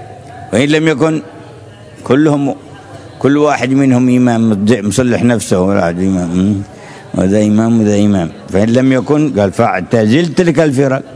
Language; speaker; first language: Arabic; native; Arabic